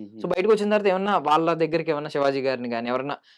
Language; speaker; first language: Telugu; native; Telugu